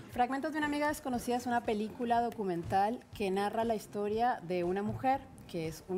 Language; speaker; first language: Spanish; native; Spanish